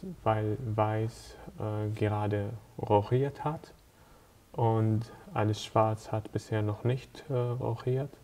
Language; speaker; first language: German; non-native, learner; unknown